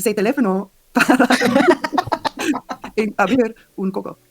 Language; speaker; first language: Spanish; non-native, learner; English